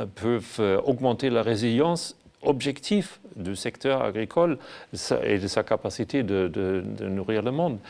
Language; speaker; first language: French; non-native, fluent; German